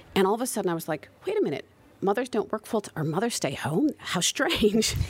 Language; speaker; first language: English; native; English